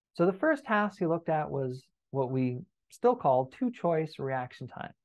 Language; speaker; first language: English; native; English